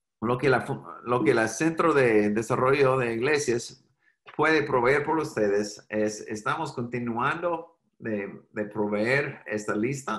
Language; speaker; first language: Spanish; non-native, fluent; English